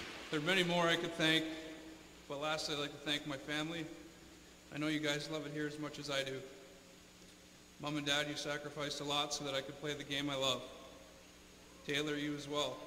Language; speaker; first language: English; native; English